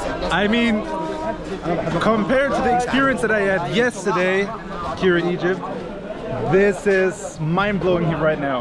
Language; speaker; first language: English; non-native, fluent; Turkish